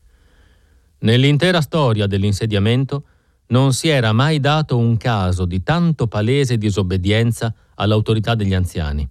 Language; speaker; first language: Italian; native; Italian